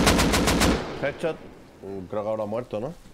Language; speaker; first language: Spanish; native; Spanish